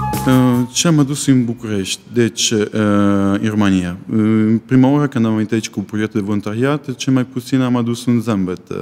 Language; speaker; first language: Romanian; non-native, learner; Italian